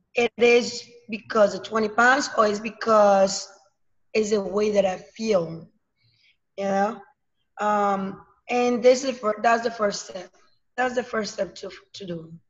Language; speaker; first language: English; non-native, learner; Spanish